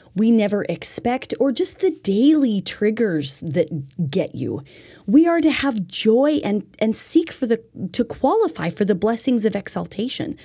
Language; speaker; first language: English; native; English